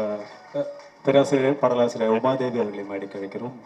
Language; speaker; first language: Tamil; native; Tamil